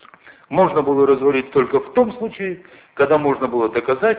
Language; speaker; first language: Russian; non-native, local second language; Ossetic